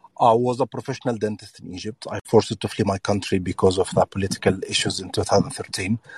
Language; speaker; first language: English; non-native, learner; Arabic